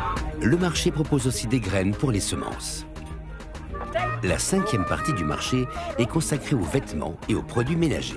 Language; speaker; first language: French; native; French